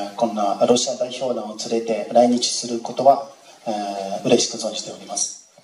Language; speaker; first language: Japanese; non-native, fluent; Russian